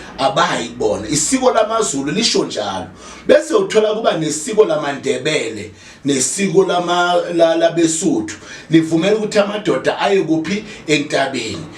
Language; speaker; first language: Zulu; native; Zulu